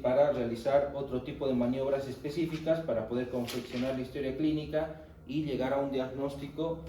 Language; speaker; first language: Spanish; native; Spanish